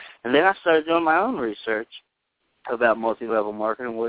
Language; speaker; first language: English; native; English